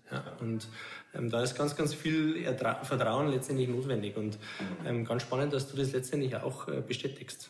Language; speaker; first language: German; native; German